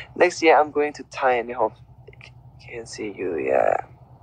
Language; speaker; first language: English; non-native, learner; Thai